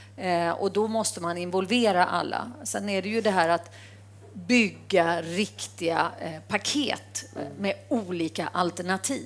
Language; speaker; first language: Swedish; native; Swedish